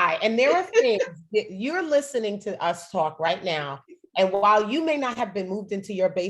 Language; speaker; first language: English; native; English